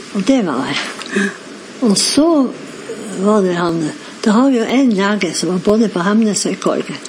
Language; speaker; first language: Norwegian; native; Norwegian